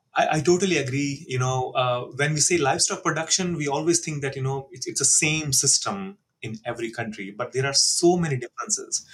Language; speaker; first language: English; non-native, local second language; Hindi